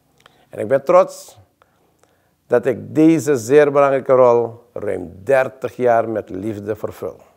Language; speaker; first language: Dutch; native; Dutch